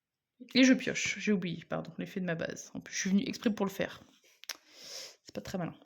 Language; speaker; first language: French; native; French